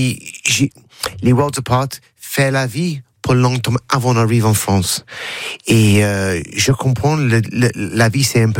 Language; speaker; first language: French; non-native, learner; English